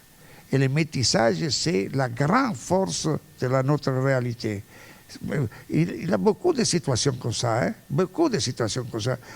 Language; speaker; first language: French; non-native, fluent; Italian